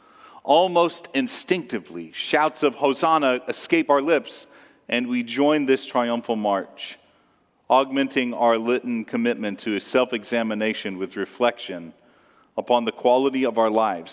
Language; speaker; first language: English; native; English